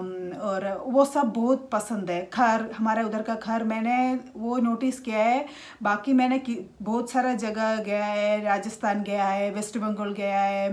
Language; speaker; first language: Hindi; non-native, local second language; Malayalam